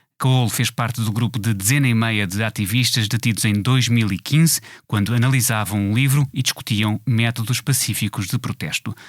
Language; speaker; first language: Portuguese; native; Portuguese